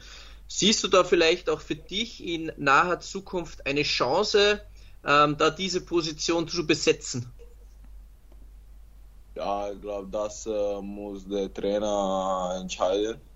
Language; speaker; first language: German; non-native, learner; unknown